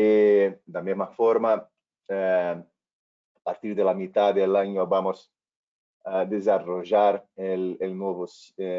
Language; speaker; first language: Spanish; non-native, fluent; Portuguese